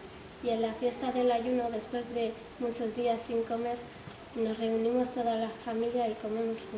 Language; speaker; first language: Spanish; early bilingual, other home language; Arabic